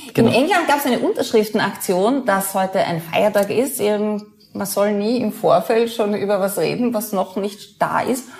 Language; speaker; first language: German; native; German